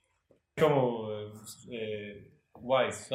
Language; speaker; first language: Spanish; non-native, learner; Swedish